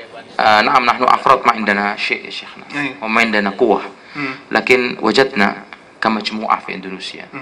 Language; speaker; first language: Arabic; non-native, fluent; Indonesian